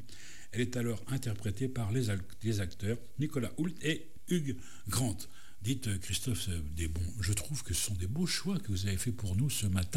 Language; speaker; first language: French; native; French